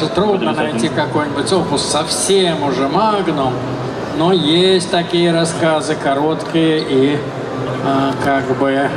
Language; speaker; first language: Russian; native; Russian